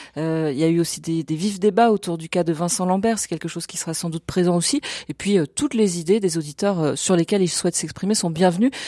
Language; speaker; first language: French; native; French